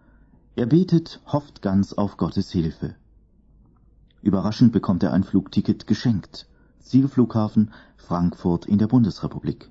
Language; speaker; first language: German; native; German